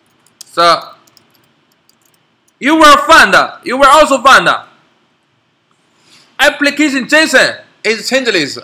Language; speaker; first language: English; non-native, learner; Chinese